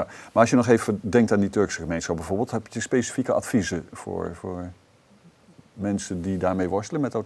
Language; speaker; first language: Dutch; native; Dutch